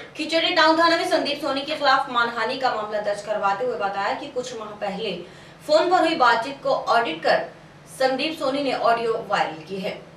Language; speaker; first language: Hindi; native; Hindi